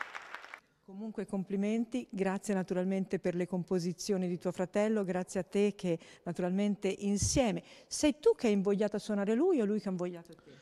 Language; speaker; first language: Italian; native; Italian